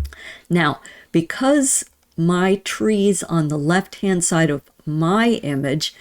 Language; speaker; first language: English; native; English